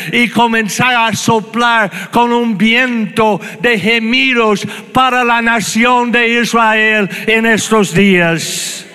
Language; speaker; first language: Spanish; non-native, fluent; English